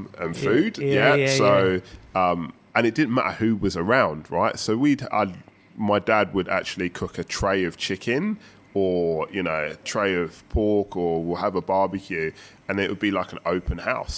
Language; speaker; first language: English; native; English